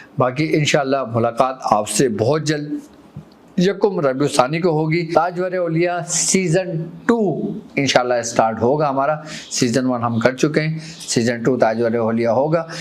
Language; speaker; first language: Urdu; native; Urdu